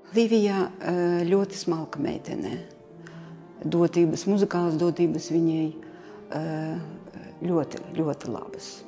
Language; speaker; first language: Latvian; non-native, local second language; Russian